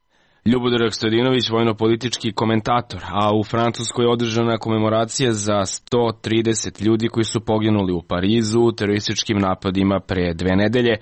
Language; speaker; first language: Serbian; native; Serbian